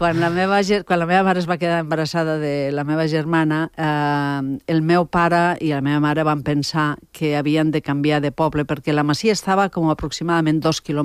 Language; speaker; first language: Catalan; non-native, local second language; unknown